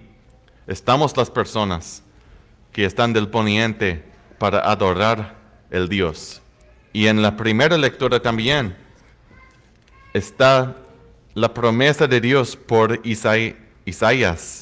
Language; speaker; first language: Spanish; non-native, fluent; English